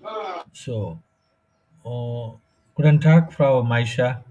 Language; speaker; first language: German; non-native, fluent; Bangla